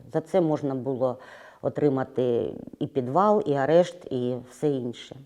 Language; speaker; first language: Ukrainian; non-native, local second language; Russian